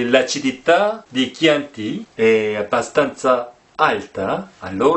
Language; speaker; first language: Italian; non-native, learner; Korean